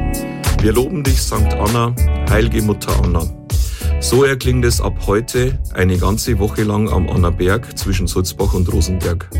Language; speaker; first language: German; native; German